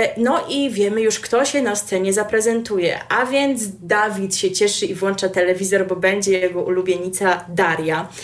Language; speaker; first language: Polish; native; Polish